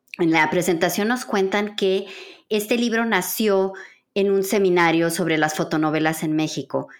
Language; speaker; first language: Spanish; native; Spanish